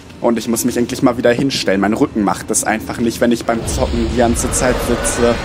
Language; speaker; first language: German; native; German